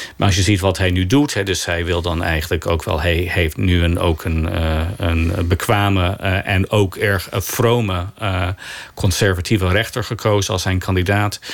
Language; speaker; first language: Dutch; non-native, fluent; English